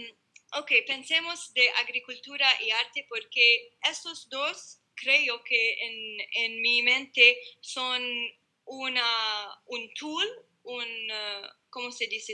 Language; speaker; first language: Spanish; non-native, learner; Arabic